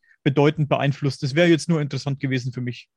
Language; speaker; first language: German; native; German